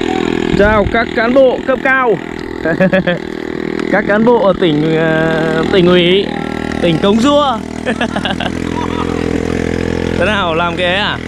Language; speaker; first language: Vietnamese; native; Vietnamese